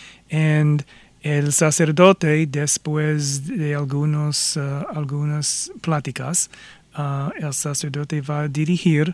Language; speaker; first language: Spanish; non-native, fluent; English